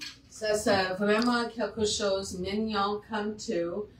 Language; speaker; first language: French; non-native, fluent; English